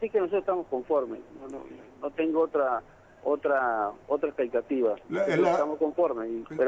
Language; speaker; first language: Spanish; native; Spanish